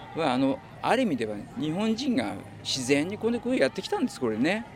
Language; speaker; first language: Japanese; native; Japanese